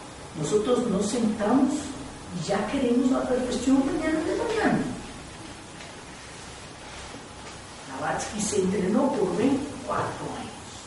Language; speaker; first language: Spanish; non-native, fluent; Portuguese